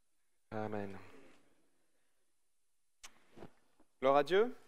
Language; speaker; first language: French; native; French